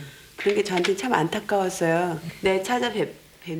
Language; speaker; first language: Korean; native; Korean